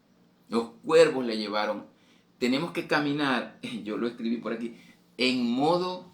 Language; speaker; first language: Spanish; native; Spanish